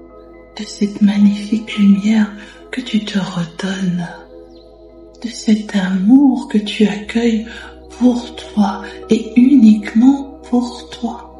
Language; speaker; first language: French; native; French